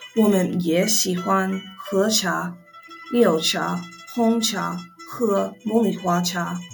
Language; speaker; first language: Chinese; non-native, learner; English